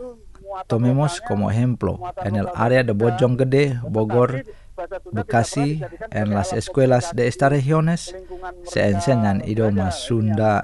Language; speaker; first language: Spanish; non-native, fluent; Indonesian